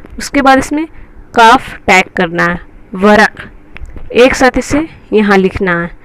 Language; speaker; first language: Hindi; native; Hindi